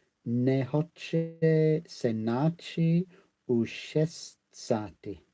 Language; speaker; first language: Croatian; non-native, learner; English